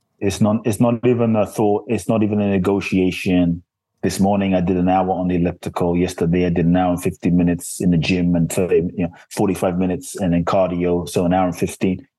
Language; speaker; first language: English; native; English